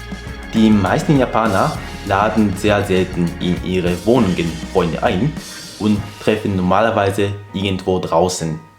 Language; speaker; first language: German; non-native, fluent; Japanese